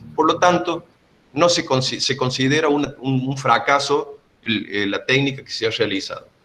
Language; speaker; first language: Spanish; native; Spanish